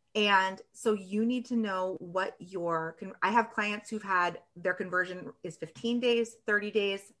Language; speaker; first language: English; native; English